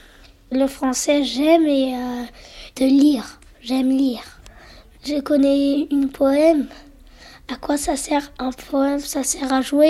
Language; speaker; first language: French; early bilingual, other home language; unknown